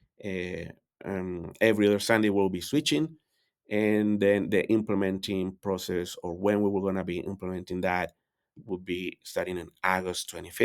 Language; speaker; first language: English; non-native, fluent; Spanish